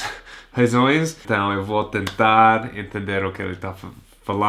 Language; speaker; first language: Portuguese; non-native, learner; English